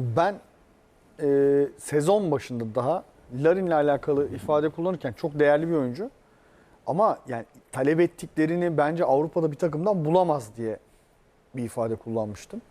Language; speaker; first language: Turkish; native; Turkish